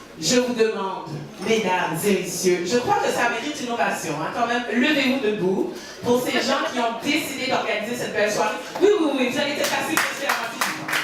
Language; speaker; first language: French; native; French